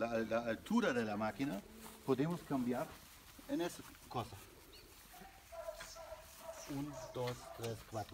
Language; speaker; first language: Spanish; non-native, learner; German